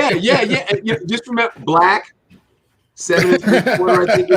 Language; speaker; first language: English; native; English